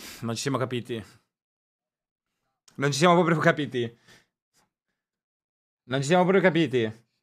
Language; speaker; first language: Italian; native; Italian